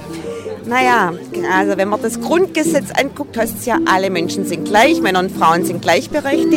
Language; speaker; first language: German; native; German